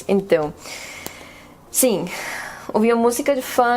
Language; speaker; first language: Portuguese; non-native, fluent; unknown